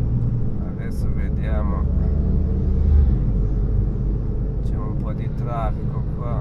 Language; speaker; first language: Italian; non-native, fluent; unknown